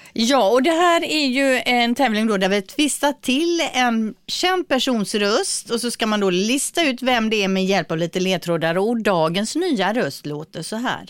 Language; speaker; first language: Swedish; native; Swedish